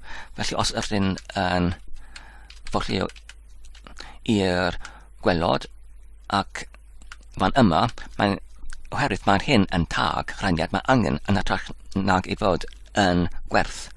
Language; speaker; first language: Welsh; non-native, learner; Polish